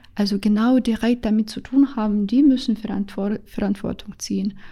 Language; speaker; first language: German; non-native, fluent; Russian